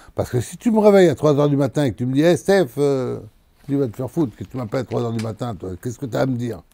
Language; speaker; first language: French; native; French